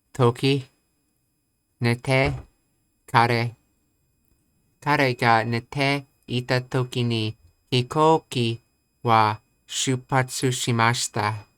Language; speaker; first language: Japanese; non-native, learner; English